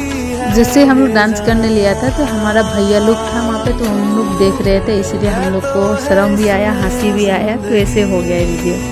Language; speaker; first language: Hindi; non-native, local second language; Assamese